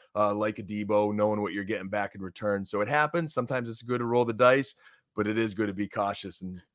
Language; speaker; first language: English; native; English